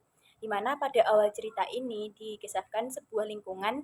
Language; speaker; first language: Indonesian; native; Indonesian